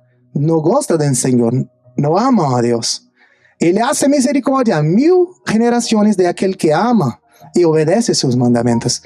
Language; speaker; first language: Spanish; non-native, fluent; Portuguese